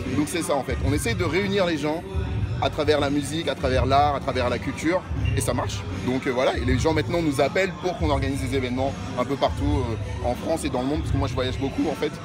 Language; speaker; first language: French; early bilingual, other home language; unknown